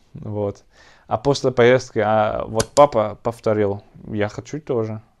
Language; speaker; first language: Russian; non-native, learner; Dutch